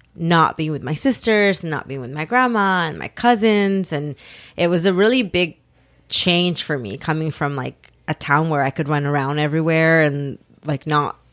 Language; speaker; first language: English; early bilingual, other home language; Spanish